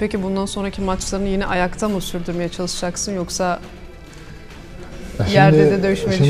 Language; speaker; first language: Turkish; native; Turkish